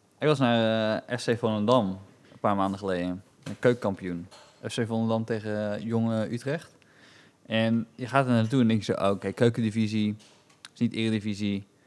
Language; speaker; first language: Dutch; native; Dutch